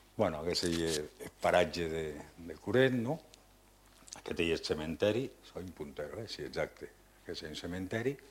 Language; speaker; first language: Catalan; non-native, local second language; Occitan